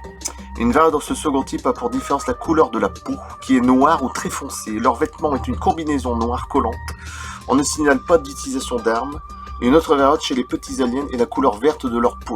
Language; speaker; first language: French; native; French